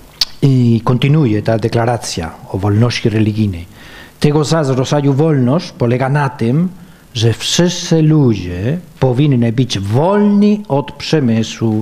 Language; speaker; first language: Polish; non-native, fluent; Spanish